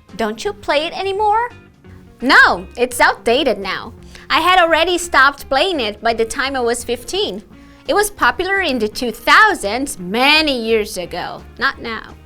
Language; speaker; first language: English; non-native, fluent; Portuguese